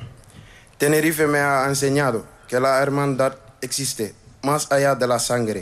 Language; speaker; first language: Spanish; non-native, fluent; Wolof